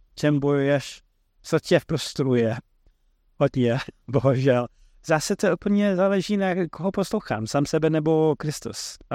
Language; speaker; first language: Czech; non-native, fluent; English